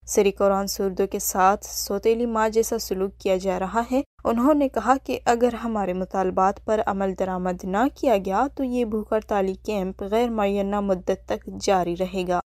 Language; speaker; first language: Urdu; non-native, local second language; Baluchi